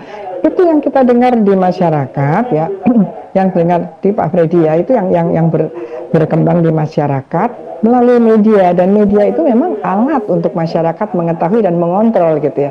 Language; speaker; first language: Indonesian; native; Indonesian